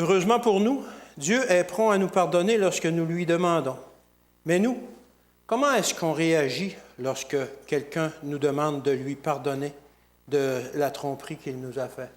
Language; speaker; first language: French; native; French